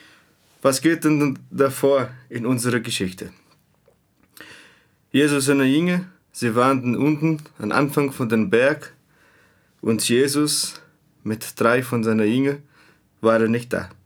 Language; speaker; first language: German; non-native, fluent; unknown